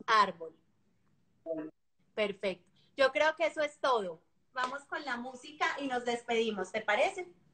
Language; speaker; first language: Spanish; native; Spanish